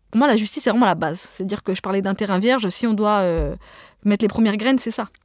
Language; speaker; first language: French; early bilingual, other home language; Arabic